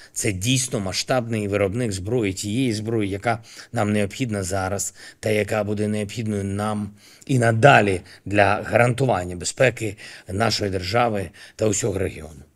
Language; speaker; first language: Ukrainian; non-native, local second language; Russian